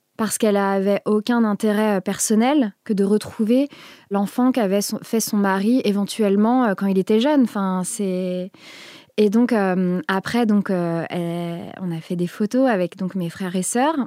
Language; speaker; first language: French; native; French